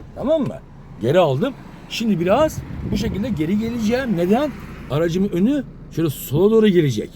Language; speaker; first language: Turkish; native; Turkish